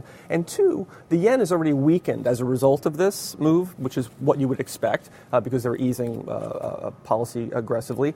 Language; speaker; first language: English; native; English